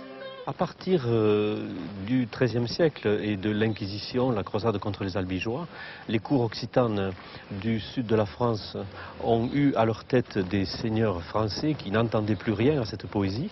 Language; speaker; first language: French; native; French